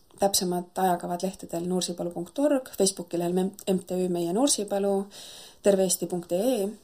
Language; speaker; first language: Estonian; native; Estonian